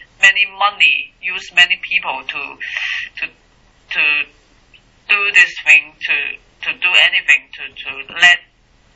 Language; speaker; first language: English; non-native, learner; Chinese